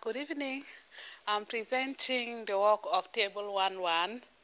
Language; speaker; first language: English; non-native, learner; French